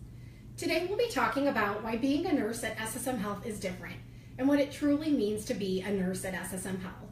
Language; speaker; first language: English; native; English